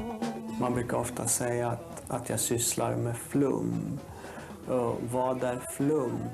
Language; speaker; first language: Swedish; native; Swedish